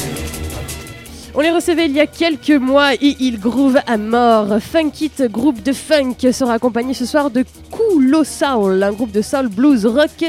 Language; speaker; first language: French; native; French